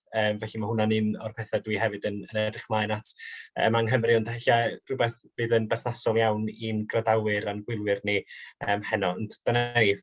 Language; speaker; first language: Welsh; native; Welsh